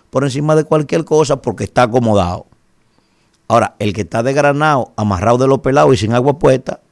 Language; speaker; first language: Spanish; native; Spanish